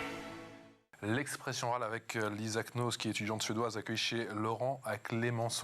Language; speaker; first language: French; native; French